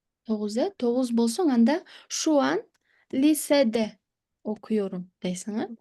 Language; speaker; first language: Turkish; non-native, fluent; Kyrgyz